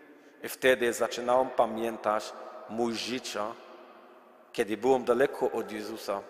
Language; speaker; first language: Polish; non-native, learner; Arabic